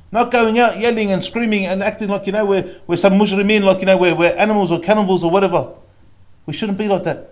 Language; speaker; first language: English; native; English